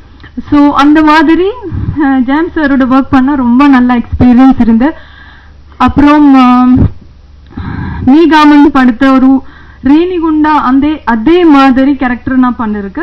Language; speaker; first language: Tamil; non-native, learner; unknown